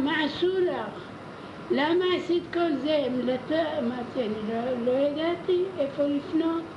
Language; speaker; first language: Hebrew; non-native, fluent; Arabic